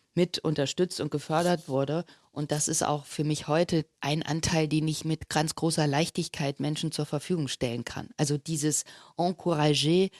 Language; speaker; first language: German; native; German